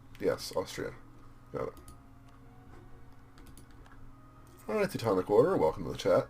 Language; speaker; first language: English; native; English